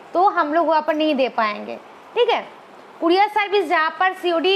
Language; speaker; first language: Hindi; non-native, local second language; Bangla